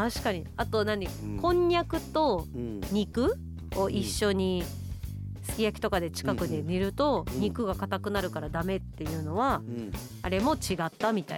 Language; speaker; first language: Japanese; native; Japanese